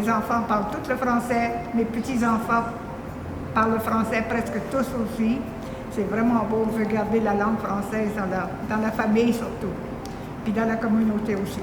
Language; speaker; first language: French; native; French